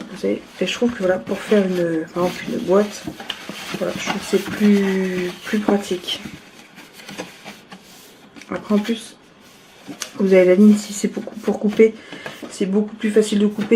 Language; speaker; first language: French; native; French